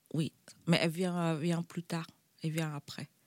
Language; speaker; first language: French; non-native, learner; Thai